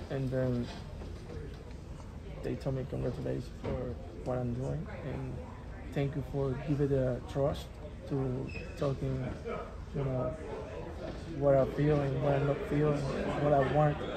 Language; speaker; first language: English; non-native, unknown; Spanish